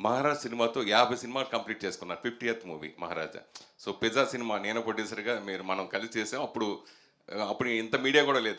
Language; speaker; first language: Telugu; native; Telugu